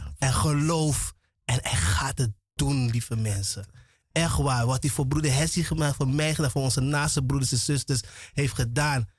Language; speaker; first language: Dutch; native; Dutch